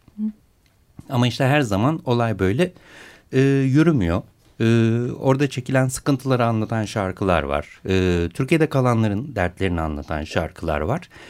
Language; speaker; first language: Turkish; native; Turkish